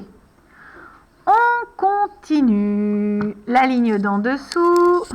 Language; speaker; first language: French; native; French